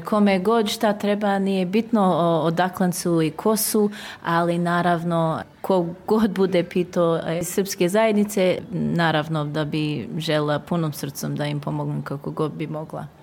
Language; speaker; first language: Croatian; early bilingual, heritage; Serbian